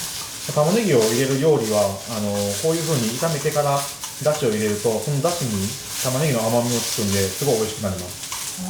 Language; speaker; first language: Japanese; native; Japanese